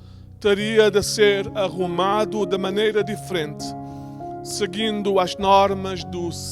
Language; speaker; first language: Portuguese; native; Portuguese